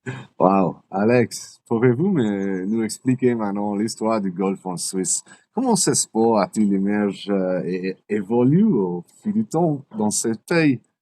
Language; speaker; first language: French; non-native, learner; English